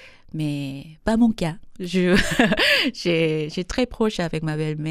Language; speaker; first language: French; non-native, fluent; Korean